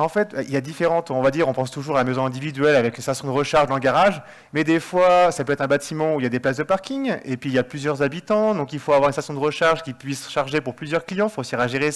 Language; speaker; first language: French; native; French